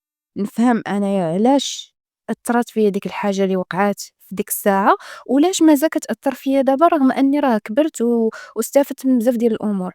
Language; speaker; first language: Arabic; native; Arabic